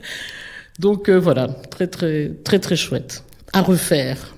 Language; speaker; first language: French; native; French